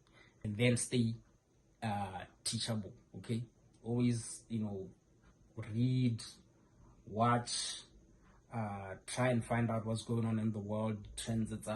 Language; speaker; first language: English; non-native, local second language; Tswana